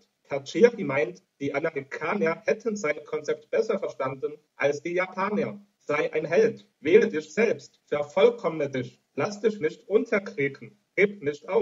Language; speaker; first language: German; native; German